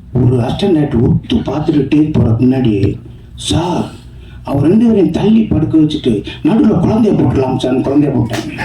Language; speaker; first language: Tamil; native; Tamil